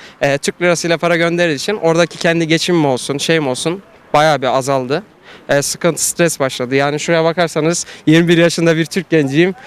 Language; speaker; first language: Turkish; native; Turkish